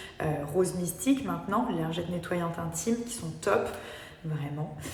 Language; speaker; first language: French; native; French